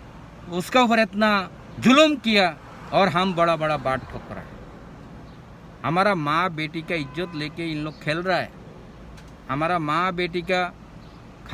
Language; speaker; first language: Hindi; non-native, local second language; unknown